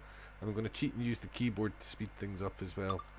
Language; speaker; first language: English; native; English